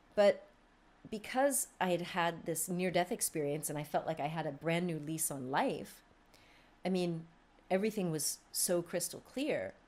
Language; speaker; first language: English; native; English